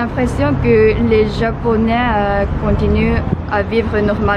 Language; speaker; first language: French; non-native, fluent; Japanese